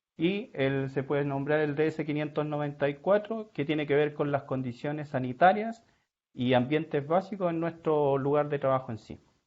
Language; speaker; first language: Spanish; native; Spanish